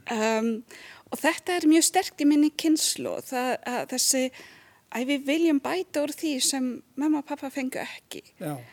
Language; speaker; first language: Icelandic; non-native, fluent; German